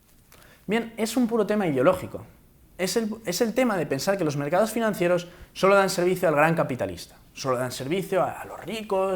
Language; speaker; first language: Spanish; native; Spanish